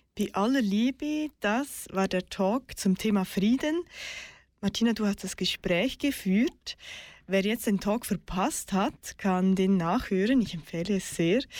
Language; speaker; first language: German; native; German